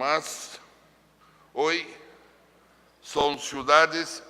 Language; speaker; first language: Spanish; non-native, fluent; Portuguese